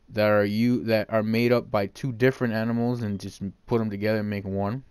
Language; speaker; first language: English; native; English